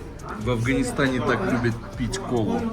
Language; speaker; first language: Russian; native; Russian